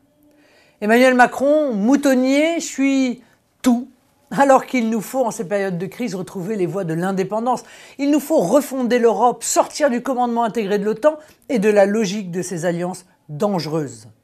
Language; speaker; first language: French; native; French